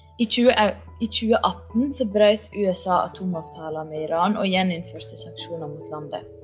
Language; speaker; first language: Norwegian; native; Norwegian